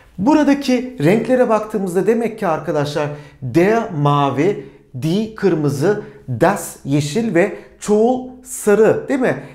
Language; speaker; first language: Turkish; native; Turkish